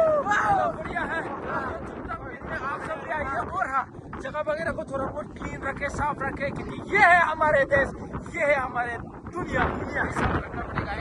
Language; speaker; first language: Hindi; native; Hindi